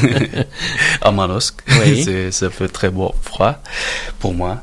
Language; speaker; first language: French; non-native, learner; Turkish